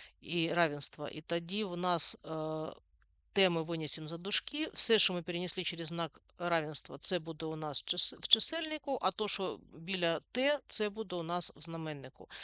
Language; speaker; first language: Ukrainian; non-native, local second language; Russian